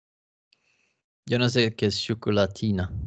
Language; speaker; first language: Spanish; non-native, fluent; Swedish